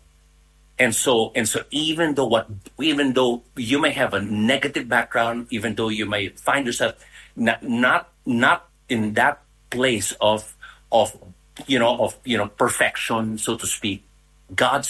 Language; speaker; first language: English; non-native, local second language; Filipino